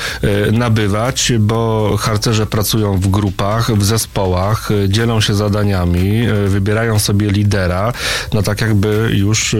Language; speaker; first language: Polish; native; Polish